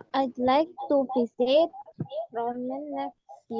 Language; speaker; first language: English; non-native, learner; Indonesian